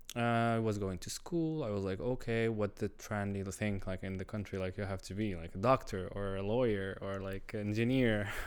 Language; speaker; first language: English; non-native, learner; Arabic